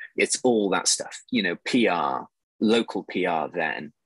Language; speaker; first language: English; native; English